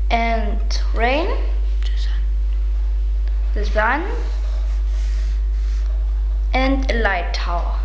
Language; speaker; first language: English; non-native, learner; German